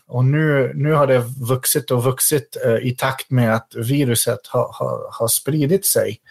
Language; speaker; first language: Swedish; non-native, fluent; French